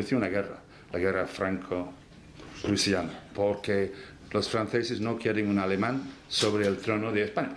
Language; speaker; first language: Spanish; non-native, fluent; English